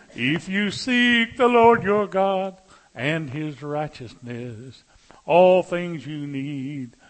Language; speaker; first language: English; native; English